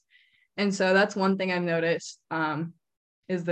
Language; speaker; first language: English; native; English